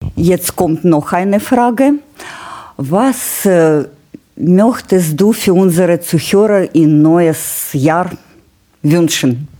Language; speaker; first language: German; non-native, learner; Russian